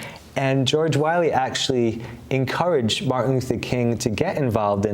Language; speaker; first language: English; native; English